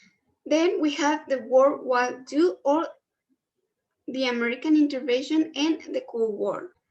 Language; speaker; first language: English; non-native, learner; Spanish